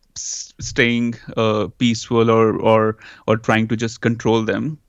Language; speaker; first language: English; non-native, local second language; Hindi